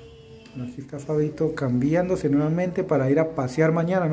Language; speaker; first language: Spanish; native; Spanish